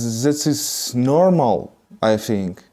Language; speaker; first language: English; non-native, learner; Russian